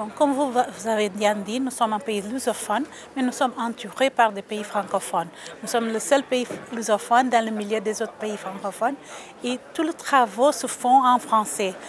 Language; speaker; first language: French; non-native, fluent; Portuguese